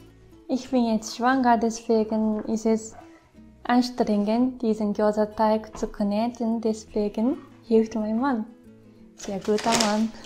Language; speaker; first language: German; non-native, fluent; Japanese